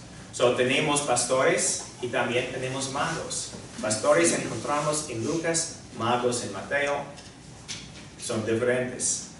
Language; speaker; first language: Spanish; non-native, fluent; English